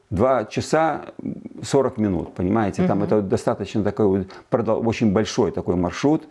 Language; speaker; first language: Russian; native; Russian